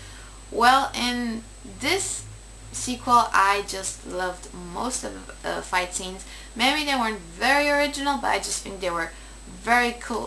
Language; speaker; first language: English; native; English